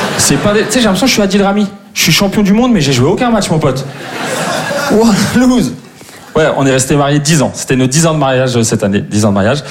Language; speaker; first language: French; native; French